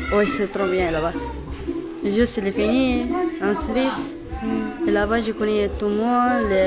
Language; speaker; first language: French; non-native, learner; Romany